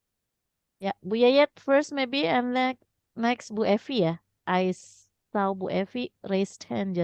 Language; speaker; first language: English; non-native, fluent; Indonesian